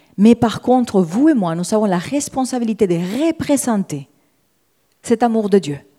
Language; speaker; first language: French; non-native, fluent; Spanish